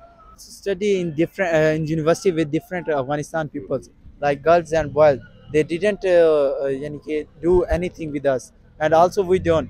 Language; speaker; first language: English; non-native, learner; Urdu